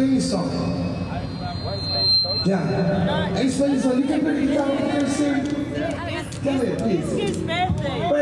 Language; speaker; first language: English; non-native, local second language; Malay